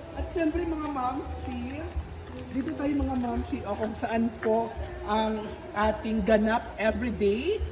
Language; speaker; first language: Filipino; native; Filipino